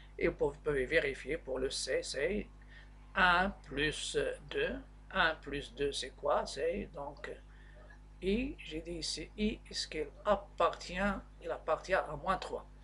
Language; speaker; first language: French; non-native, local second language; Arabic